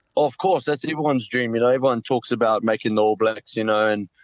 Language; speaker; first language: English; early bilingual, other home language; Samoan